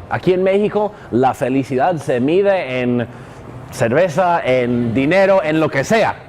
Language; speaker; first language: Spanish; non-native, fluent; English